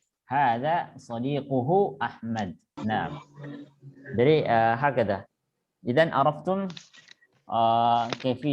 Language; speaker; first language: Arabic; non-native, fluent; Indonesian